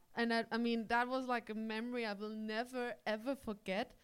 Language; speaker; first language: English; early bilingual, heritage; English